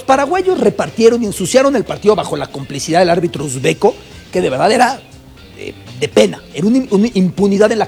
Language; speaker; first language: Spanish; native; Spanish